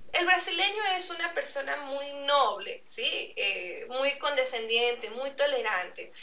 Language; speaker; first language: Spanish; native; Spanish